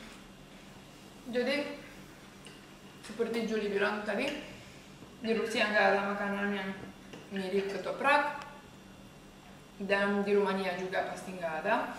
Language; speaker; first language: Indonesian; non-native, fluent; Romanian